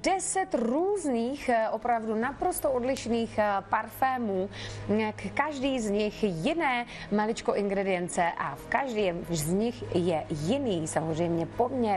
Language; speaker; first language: Czech; native; Czech